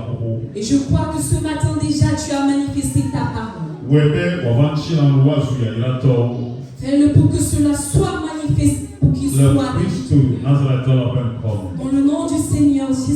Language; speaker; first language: French; non-native, local second language; Ewe